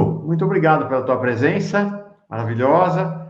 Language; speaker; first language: Portuguese; native; Portuguese